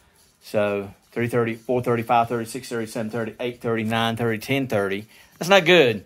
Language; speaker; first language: English; native; English